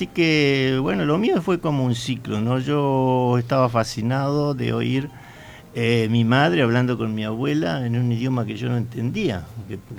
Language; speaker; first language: Spanish; native; Spanish